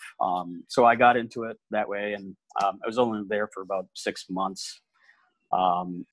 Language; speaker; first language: English; native; English